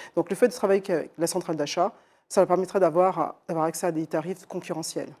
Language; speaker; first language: French; native; French